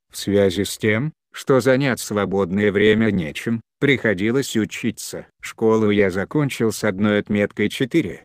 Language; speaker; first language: Russian; non-native, local second language; Chechen